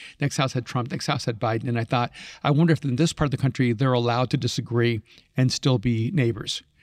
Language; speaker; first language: English; early bilingual, other home language; Spanish